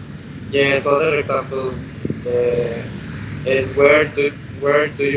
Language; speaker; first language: English; non-native, learner; Spanish